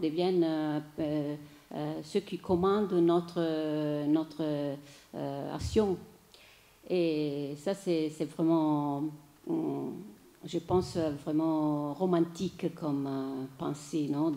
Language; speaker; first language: French; non-native, fluent; Italian